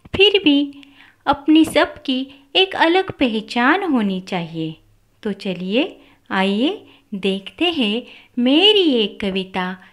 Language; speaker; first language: Hindi; non-native, local second language; Marathi